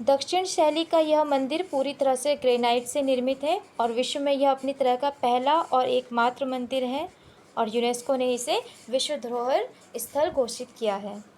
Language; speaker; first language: Hindi; native; Hindi